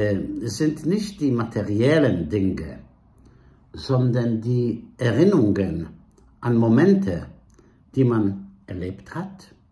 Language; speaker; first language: German; non-native, fluent; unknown